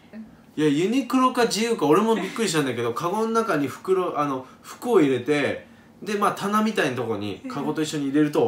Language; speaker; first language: Japanese; native; Japanese